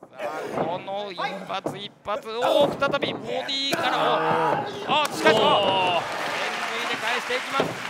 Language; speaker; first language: Japanese; native; Japanese